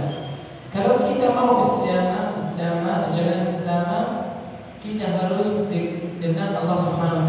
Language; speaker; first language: Indonesian; non-native, learner; Arabic